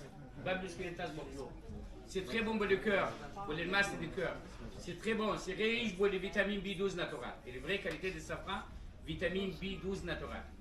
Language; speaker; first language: French; non-native, learner; Arabic